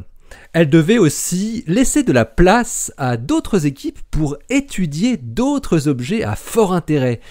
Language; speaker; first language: French; native; French